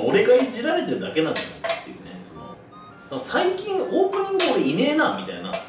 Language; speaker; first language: Japanese; native; Japanese